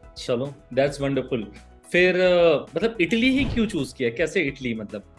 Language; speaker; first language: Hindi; native; Hindi